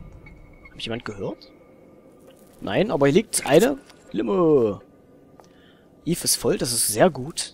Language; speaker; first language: German; native; German